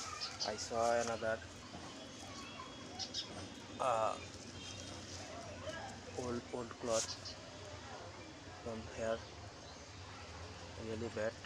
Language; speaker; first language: English; non-native, learner; Bangla